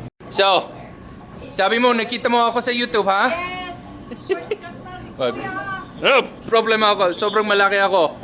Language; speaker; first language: Filipino; non-native, fluent; English